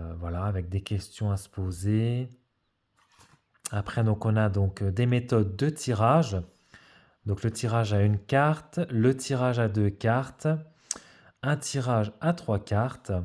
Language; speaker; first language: French; native; French